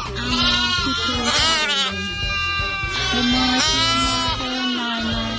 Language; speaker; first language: Māori; non-native, learner; English